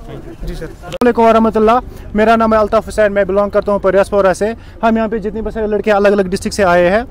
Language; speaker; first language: Hindi; non-native, local second language; Kashmiri